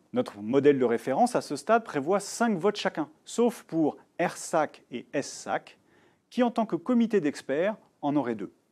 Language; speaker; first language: French; native; French